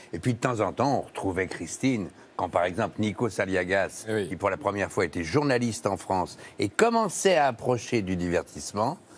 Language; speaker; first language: French; native; French